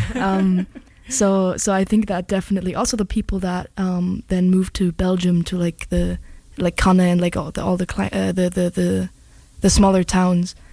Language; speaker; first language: English; non-native, fluent; German